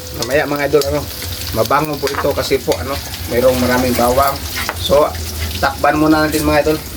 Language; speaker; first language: Filipino; non-native, local second language; Cebuano